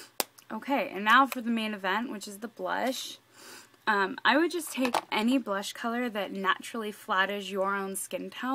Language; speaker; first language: English; native; English